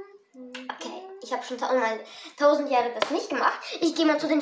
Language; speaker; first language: German; early bilingual, other home language; Russian